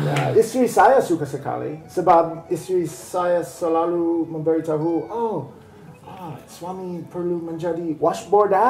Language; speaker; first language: Indonesian; non-native, learner; English